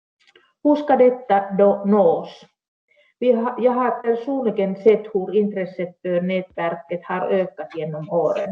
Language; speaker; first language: Swedish; non-native, local second language; Finnish